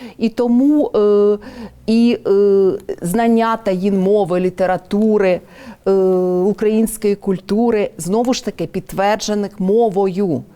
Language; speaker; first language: Ukrainian; native; Ukrainian